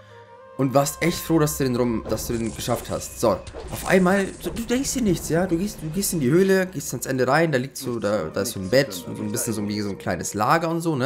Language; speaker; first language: German; native; German